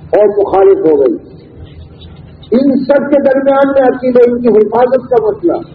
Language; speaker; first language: Urdu; native; Urdu